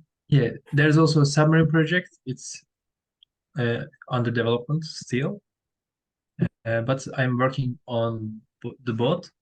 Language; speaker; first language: English; non-native, learner; Turkish